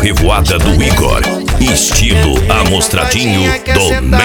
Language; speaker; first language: Portuguese; native; Portuguese